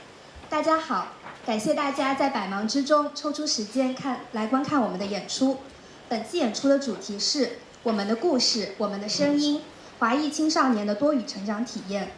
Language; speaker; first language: Chinese; early bilingual, heritage; Chinese